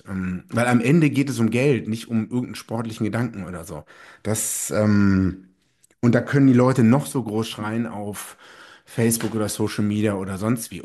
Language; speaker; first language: German; native; German